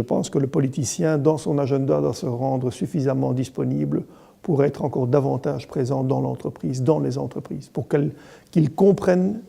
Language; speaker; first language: French; native; French